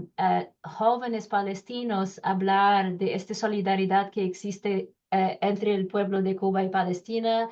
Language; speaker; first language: Spanish; non-native, learner; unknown